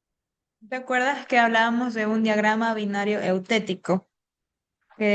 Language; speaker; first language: Spanish; native; Spanish